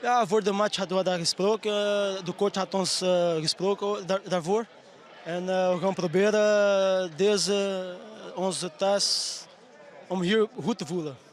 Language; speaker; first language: Dutch; non-native, fluent; French